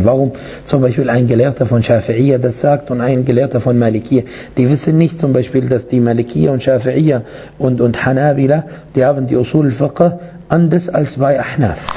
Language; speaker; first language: German; non-native, fluent; Arabic